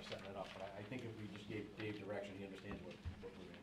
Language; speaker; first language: English; native; English